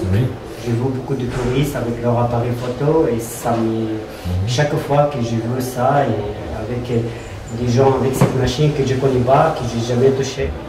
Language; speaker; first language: French; non-native, fluent; Arabic